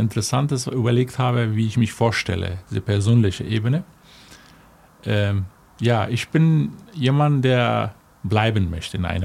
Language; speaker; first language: German; non-native, fluent; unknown